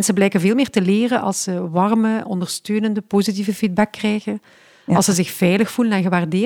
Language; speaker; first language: Dutch; native; Dutch